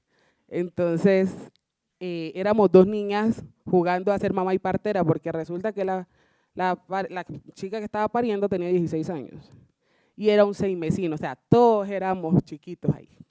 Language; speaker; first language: Spanish; native; Spanish